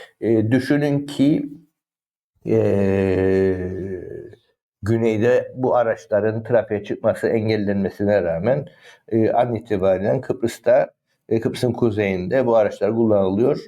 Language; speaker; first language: Turkish; native; Turkish